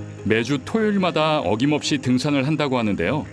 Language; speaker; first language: Korean; native; Korean